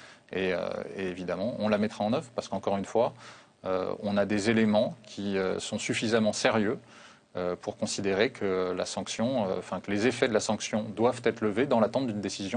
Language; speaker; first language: French; native; French